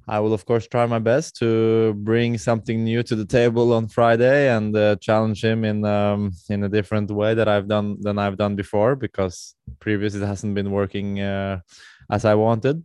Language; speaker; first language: English; non-native, fluent; Norwegian